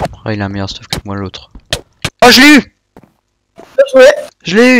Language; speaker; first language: French; native; French